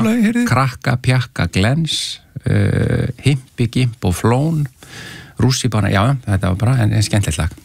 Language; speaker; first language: Icelandic; native; Icelandic